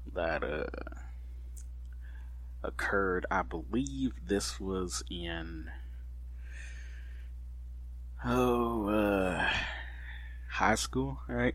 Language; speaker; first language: English; native; English